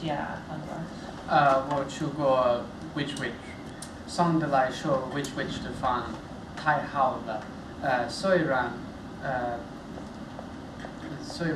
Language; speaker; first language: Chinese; non-native, learner; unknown